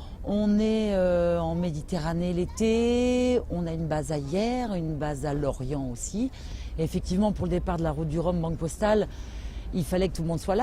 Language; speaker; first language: French; native; French